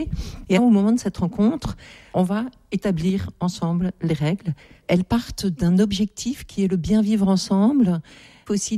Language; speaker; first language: French; native; French